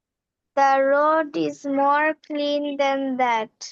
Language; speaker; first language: English; non-native, learner; Bangla